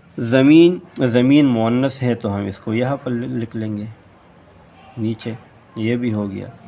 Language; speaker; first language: Urdu; non-native, local second language; Pashto